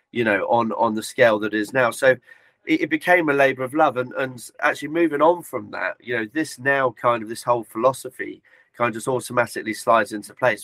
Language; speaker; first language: English; native; English